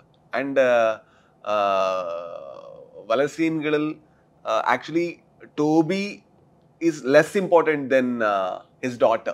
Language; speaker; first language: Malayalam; non-native, learner; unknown